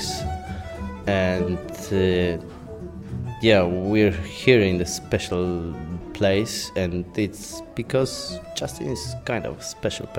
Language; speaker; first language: English; non-native, fluent; Polish